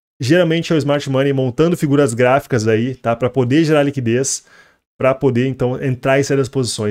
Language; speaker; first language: Portuguese; native; Portuguese